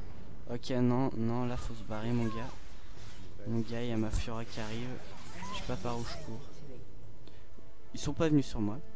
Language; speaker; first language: French; native; French